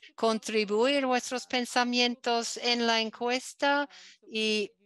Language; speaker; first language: Spanish; non-native, fluent; Dutch